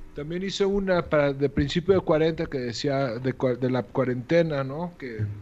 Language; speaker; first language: Spanish; native; Spanish